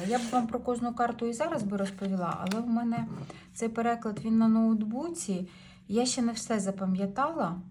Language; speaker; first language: Ukrainian; non-native, local second language; Russian